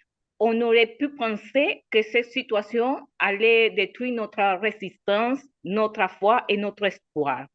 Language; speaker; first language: French; non-native, learner; Spanish